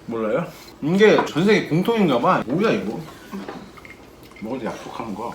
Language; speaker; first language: Korean; native; Korean